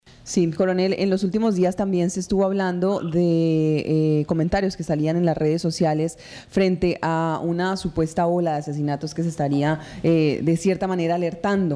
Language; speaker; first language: Spanish; native; Spanish